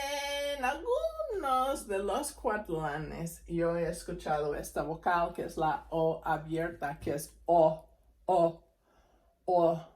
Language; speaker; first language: Spanish; non-native, fluent; English